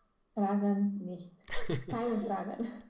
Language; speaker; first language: German; non-native, learner; Romanian